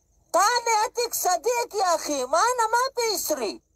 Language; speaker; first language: Arabic; non-native, learner; Pashto